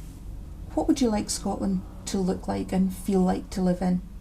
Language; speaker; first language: English; native; English